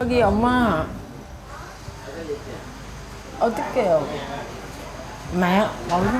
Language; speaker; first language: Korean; non-native, learner; Vietnamese